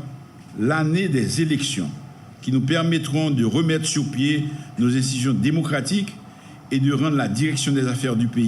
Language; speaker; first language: French; non-native, local second language; Haitian Creole